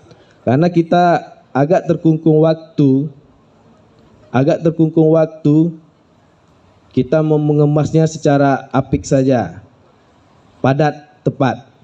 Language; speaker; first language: Indonesian; native; Indonesian